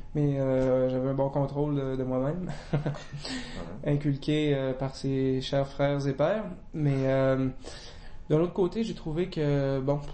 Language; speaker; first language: French; native; French